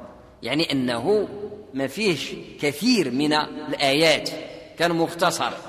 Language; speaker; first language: Arabic; native; Arabic